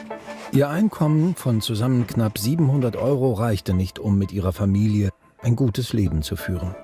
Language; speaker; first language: German; native; German